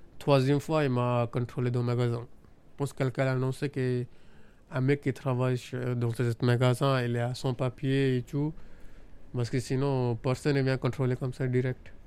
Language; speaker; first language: French; non-native, learner; Punjabi